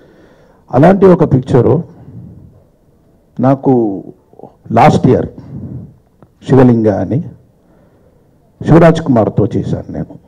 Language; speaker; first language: Telugu; non-native, fluent; Tamil